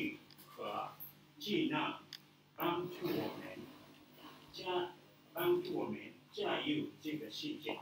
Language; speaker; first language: Chinese; non-native, learner; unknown